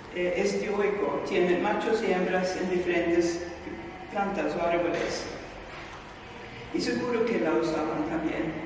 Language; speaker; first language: Spanish; non-native, fluent; Swedish